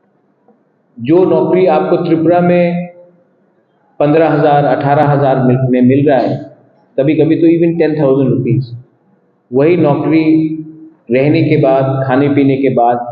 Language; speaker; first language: Hindi; non-native, local second language; Kok Borok